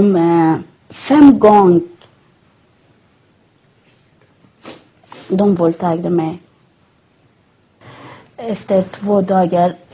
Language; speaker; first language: Swedish; non-native, learner; Persian